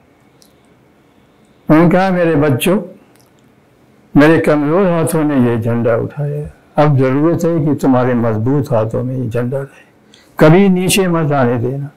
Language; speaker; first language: Urdu; native; Urdu